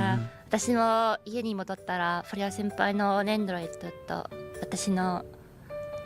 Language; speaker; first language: Japanese; non-native, fluent; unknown